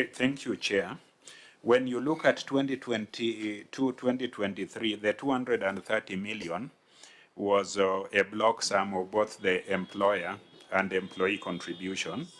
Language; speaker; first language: English; non-native, local second language; Luo (Kenya and Tanzania)